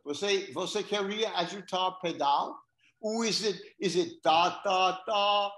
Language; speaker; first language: Portuguese; non-native, learner; English